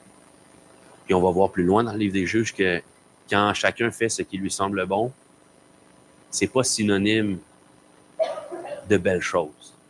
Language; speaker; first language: French; native; French